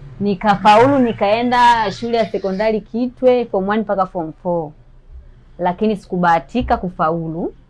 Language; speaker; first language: Swahili; native; Swahili